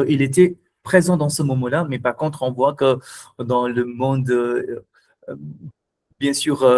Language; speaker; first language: French; non-native, fluent; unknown